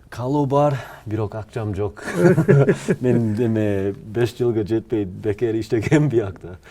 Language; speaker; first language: Kyrgyz; non-native, fluent; English